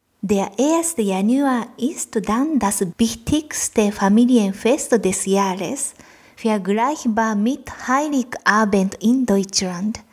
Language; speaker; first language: German; non-native, fluent; Japanese